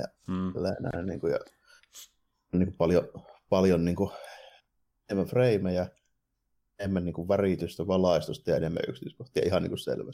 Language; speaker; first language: Finnish; native; Finnish